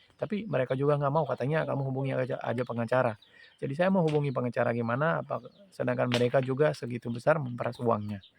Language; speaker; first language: Indonesian; non-native, fluent; Urdu